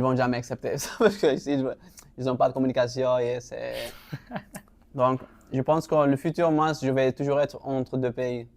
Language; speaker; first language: French; non-native, local second language; Arabic